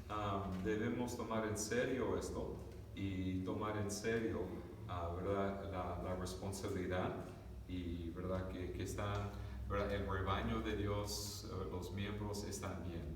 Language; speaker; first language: Spanish; early bilingual, other home language; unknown